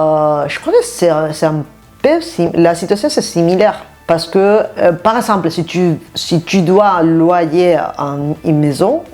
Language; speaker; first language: French; non-native, fluent; Spanish